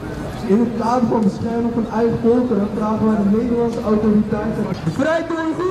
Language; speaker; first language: Dutch; early bilingual, other home language; Uyghur